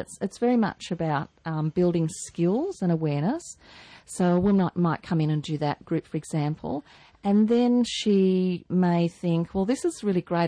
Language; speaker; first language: English; native; English